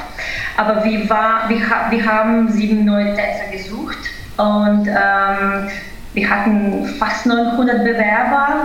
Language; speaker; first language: German; non-native, fluent; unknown